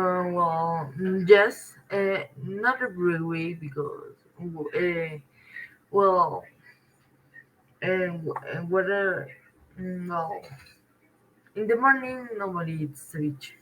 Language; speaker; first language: English; non-native, learner; Spanish